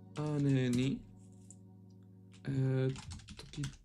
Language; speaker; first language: Japanese; non-native, learner; English